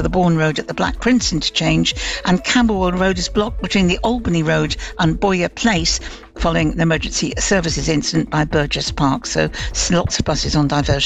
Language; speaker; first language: English; native; English